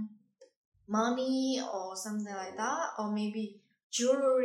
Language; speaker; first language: English; non-native, fluent; Indonesian